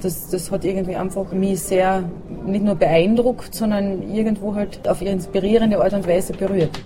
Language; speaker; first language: German; native; German